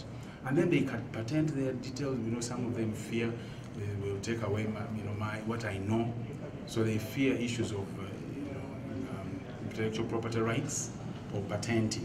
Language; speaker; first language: English; non-native, local second language; Ganda